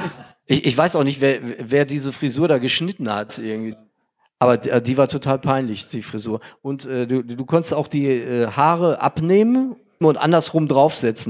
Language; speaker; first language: German; native; German